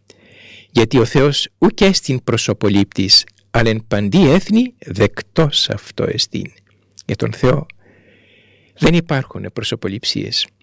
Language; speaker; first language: Greek; native; Greek